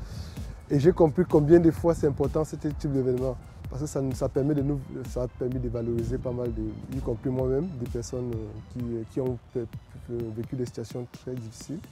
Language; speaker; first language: French; non-native, local second language; Kinyarwanda